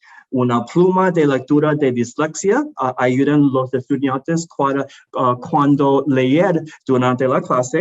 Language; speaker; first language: Spanish; non-native, learner; English